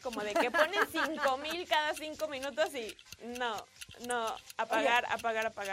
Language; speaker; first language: Spanish; native; Spanish